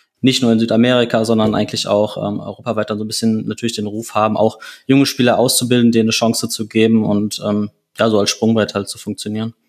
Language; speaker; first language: German; native; German